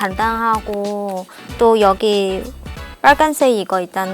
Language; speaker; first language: Korean; non-native, fluent; Chinese